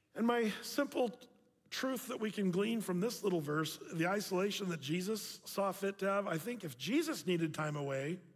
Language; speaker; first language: English; native; English